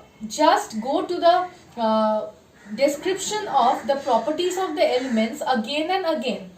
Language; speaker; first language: English; non-native, local second language; Bangla